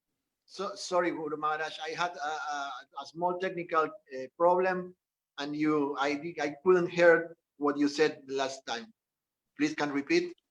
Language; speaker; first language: English; non-native, learner; Spanish